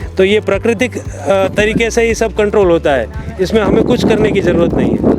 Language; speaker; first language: Hindi; non-native, local second language; Gujarati